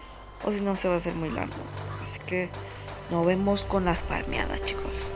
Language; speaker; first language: Spanish; native; Spanish